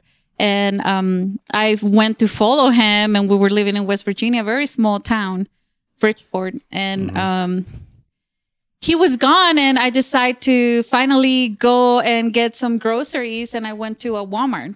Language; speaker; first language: English; non-native, fluent; Spanish